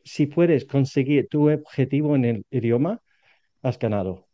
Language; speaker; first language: Spanish; non-native, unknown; English